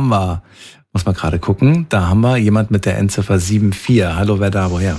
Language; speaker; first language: German; native; German